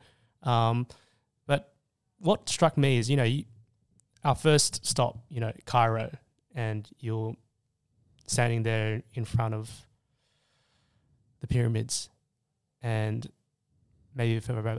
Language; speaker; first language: English; native; English